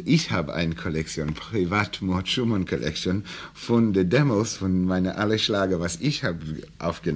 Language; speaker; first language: German; non-native, learner; English